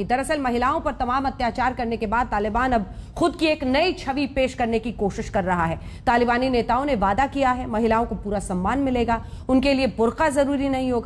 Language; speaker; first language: Hindi; native; Hindi